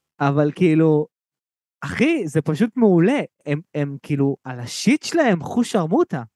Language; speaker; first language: Hebrew; native; Hebrew